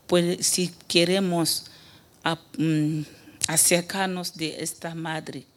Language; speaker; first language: Spanish; non-native, fluent; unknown